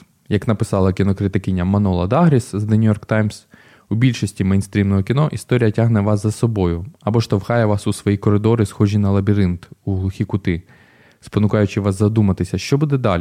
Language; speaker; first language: Ukrainian; native; Ukrainian